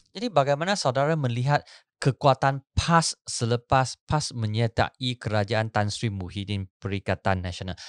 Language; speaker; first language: Malay; non-native, local second language; Chinese